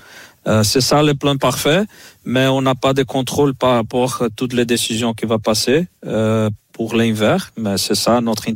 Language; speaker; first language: French; non-native, fluent; Portuguese